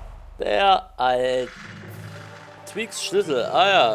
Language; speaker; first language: German; native; German